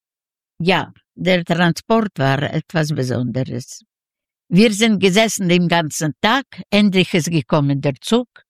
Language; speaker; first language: German; non-native, fluent; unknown